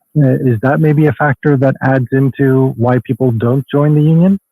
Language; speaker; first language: English; non-native, fluent; Swedish